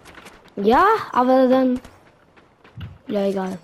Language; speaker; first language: German; native; German